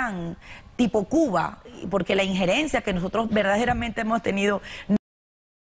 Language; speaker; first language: Spanish; native; Spanish